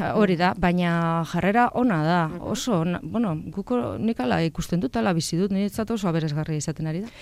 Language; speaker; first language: Basque; non-native, local second language; Spanish